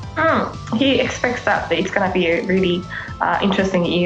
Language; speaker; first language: English; non-native, fluent; Japanese